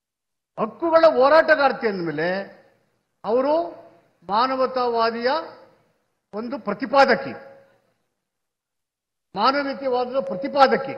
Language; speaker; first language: Kannada; native; Kannada